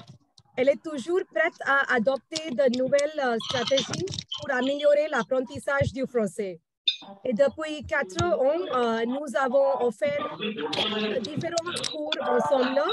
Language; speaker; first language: French; non-native, fluent; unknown